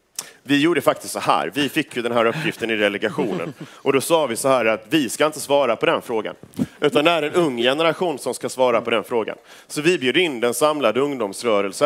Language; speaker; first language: Swedish; native; Swedish